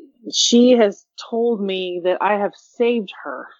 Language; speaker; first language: English; native; English